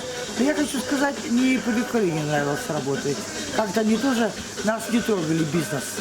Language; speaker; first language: Russian; native; Russian